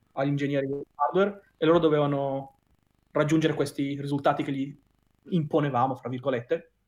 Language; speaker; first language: Italian; native; Italian